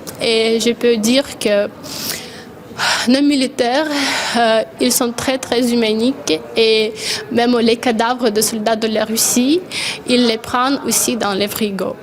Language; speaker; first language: French; non-native, fluent; Ukrainian